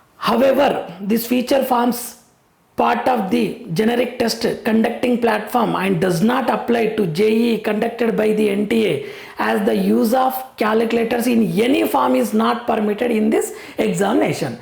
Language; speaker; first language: English; non-native, local second language; Telugu